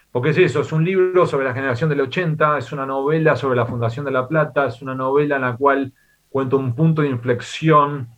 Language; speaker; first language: Spanish; native; Spanish